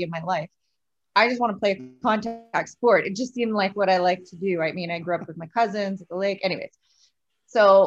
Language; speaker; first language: English; native; English